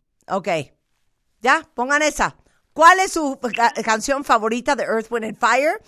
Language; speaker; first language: Spanish; native; Spanish